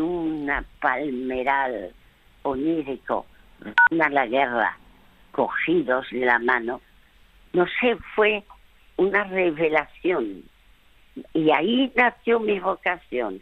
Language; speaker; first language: Spanish; non-native, fluent; French